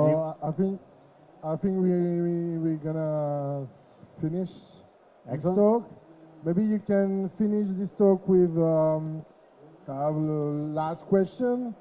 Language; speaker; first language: English; non-native, fluent; French